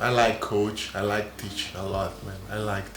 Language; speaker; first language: English; non-native, learner; Portuguese